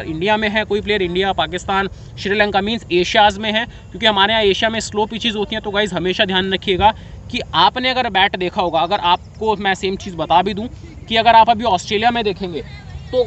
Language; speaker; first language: Hindi; native; Hindi